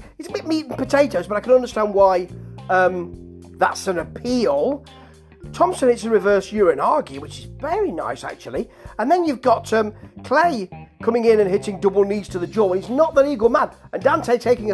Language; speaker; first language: English; native; English